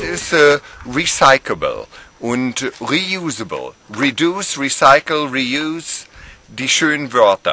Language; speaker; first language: German; non-native, fluent; English